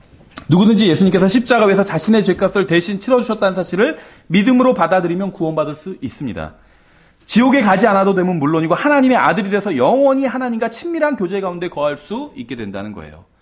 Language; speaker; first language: Korean; native; Korean